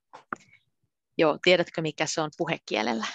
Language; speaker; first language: Finnish; native; Finnish